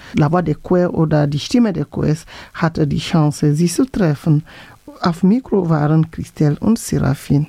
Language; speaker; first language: German; non-native, fluent; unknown